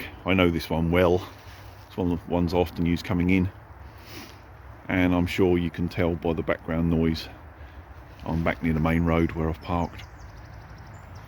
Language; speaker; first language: English; native; English